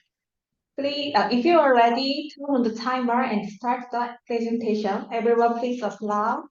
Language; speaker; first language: English; non-native, learner; Korean